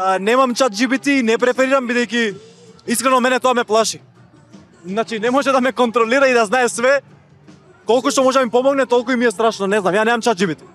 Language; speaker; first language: Macedonian; non-native, local second language; Turkish